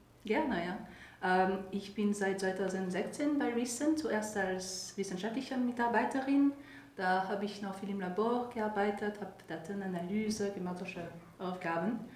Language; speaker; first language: German; non-native, fluent; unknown